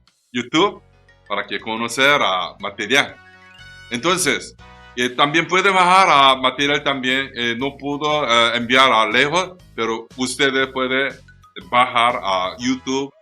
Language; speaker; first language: Spanish; non-native, learner; Korean